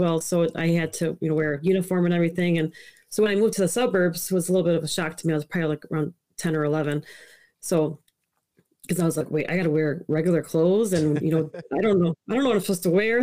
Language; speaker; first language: English; early bilingual, other home language; Italian